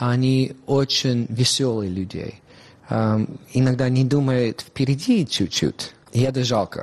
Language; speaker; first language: Russian; non-native, fluent; English